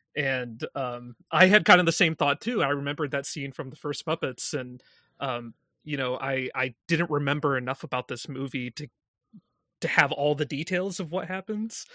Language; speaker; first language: English; native; English